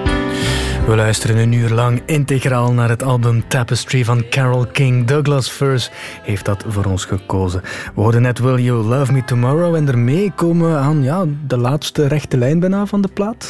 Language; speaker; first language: Dutch; native; Dutch